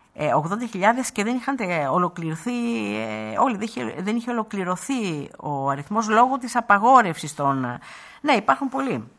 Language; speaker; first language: Greek; native; Greek